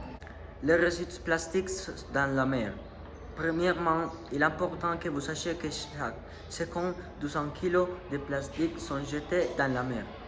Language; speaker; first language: French; non-native, learner; Spanish